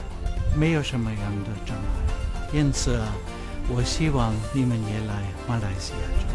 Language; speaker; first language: Chinese; non-native, fluent; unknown